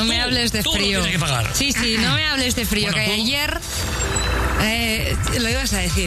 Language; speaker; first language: Spanish; native; Spanish